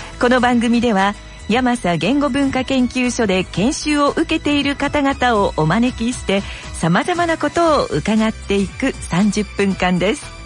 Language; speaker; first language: Japanese; native; Japanese